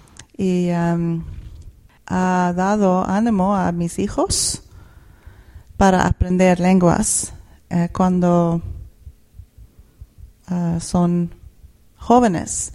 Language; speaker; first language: Spanish; non-native, fluent; Swedish